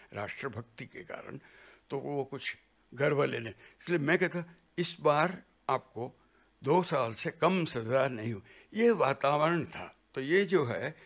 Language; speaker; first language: Hindi; non-native, local second language; Gujarati